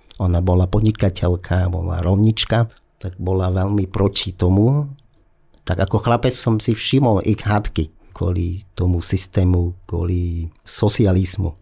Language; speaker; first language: Slovak; non-native, fluent; Vietnamese